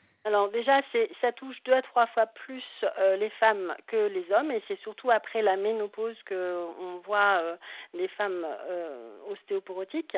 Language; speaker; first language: French; native; French